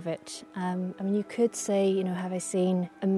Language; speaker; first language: English; native; English